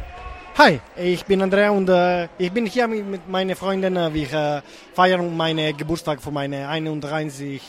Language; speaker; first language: German; non-native, learner; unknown